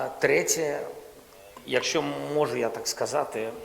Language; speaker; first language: Ukrainian; non-native, local second language; Russian